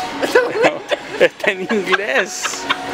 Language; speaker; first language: Spanish; early bilingual, heritage; Spanish